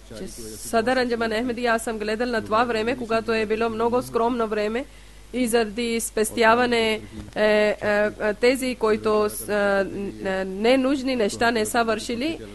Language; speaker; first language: Bulgarian; non-native, learner; Urdu